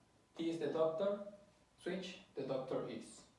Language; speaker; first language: English; non-native, fluent; Spanish